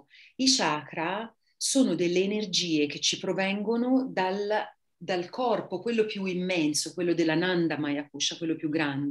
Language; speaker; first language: Italian; native; Italian